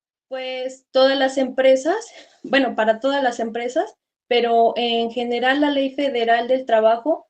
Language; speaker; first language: Spanish; native; Spanish